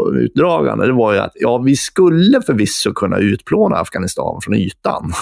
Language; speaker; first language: Swedish; native; Swedish